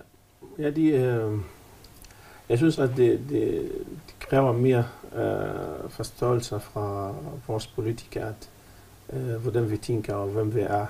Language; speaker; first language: Danish; non-native, fluent; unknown